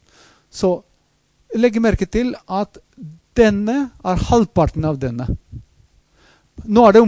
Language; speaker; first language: Norwegian; non-native, fluent; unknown